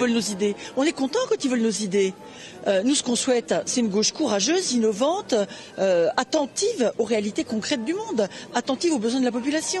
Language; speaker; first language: French; native; French